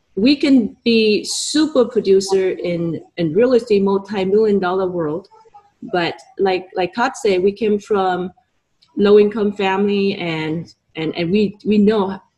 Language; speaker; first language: English; non-native, fluent; Vietnamese